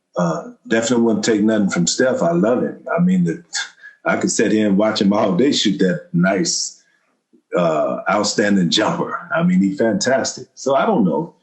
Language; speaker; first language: English; native; English